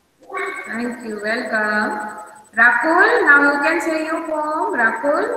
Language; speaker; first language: English; non-native, local second language; Hindi